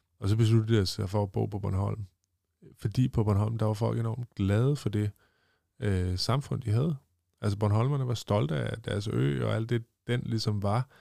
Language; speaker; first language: Danish; native; Danish